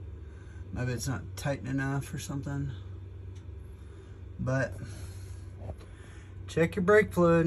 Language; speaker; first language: English; native; English